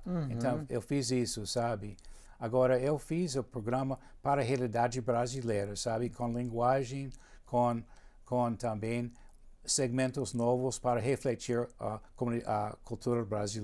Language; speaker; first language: Portuguese; non-native, fluent; English